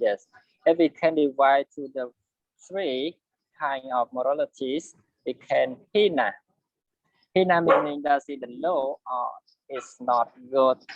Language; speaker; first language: English; non-native, learner; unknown